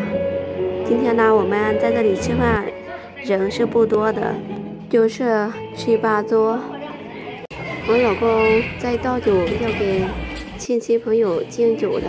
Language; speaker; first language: Chinese; non-native, fluent; Lao